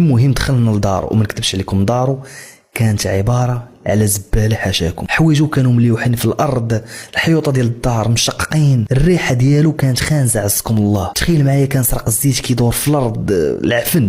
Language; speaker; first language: Arabic; native; Arabic